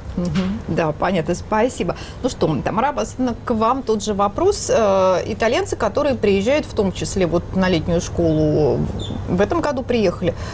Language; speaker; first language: Russian; native; Russian